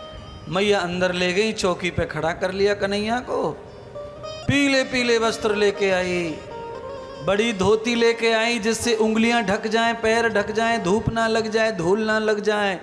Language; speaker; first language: Hindi; native; Hindi